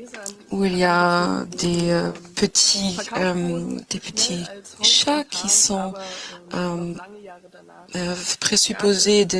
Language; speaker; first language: French; non-native, fluent; German